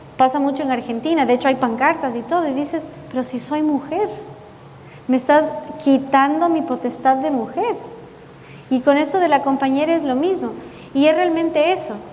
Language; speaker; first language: Spanish; early bilingual, heritage; Spanish